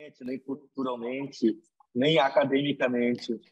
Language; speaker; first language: Spanish; non-native, learner; Portuguese